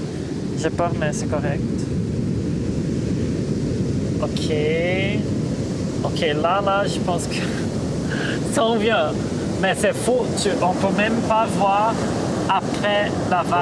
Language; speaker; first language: French; non-native, fluent; Portuguese